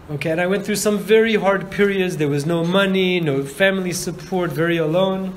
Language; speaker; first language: English; native; English